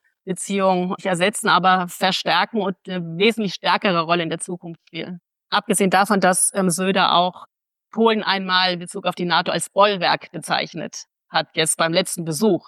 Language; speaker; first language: German; native; German